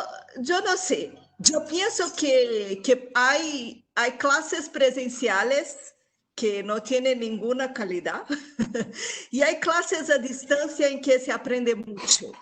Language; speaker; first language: Spanish; non-native, local second language; Portuguese